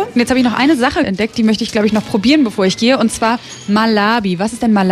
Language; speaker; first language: German; native; German